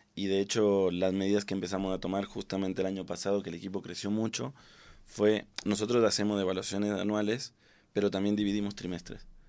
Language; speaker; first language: Spanish; native; Spanish